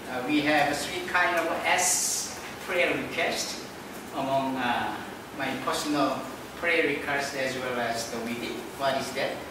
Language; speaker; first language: English; non-native, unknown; Korean